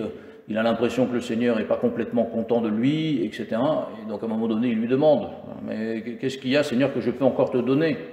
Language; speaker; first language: French; native; French